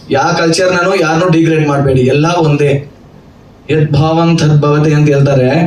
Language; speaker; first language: Kannada; non-native, local second language; Lambadi